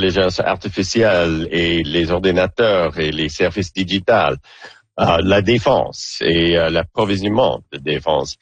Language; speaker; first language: French; non-native, fluent; English